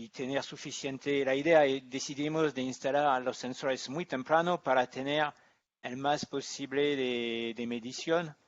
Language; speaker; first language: Spanish; non-native, learner; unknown